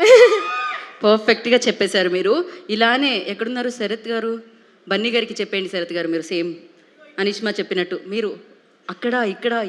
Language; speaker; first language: Telugu; native; Telugu